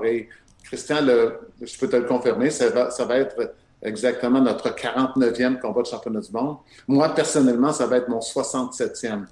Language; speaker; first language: French; native; French